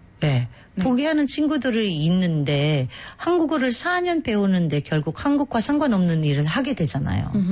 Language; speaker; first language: Korean; non-native, fluent; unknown